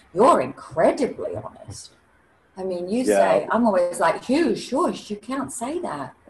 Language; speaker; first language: English; native; English